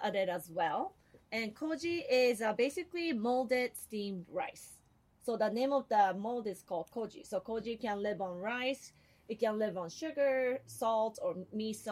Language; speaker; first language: English; non-native, fluent; Japanese